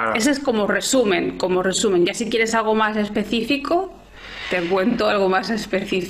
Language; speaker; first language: Spanish; native; Spanish